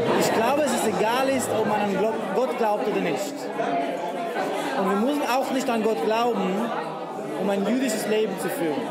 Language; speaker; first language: German; non-native, fluent; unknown